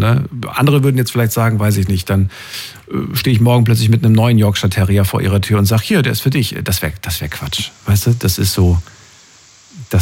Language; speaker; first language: German; native; German